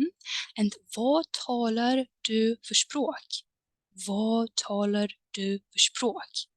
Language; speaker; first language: Swedish; non-native, fluent; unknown